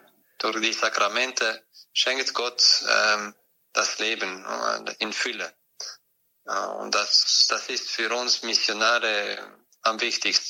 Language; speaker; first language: German; non-native, fluent; French